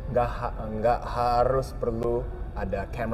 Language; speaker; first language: Indonesian; early bilingual, heritage; English